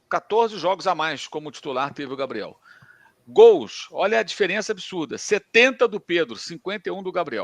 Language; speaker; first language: Portuguese; native; Portuguese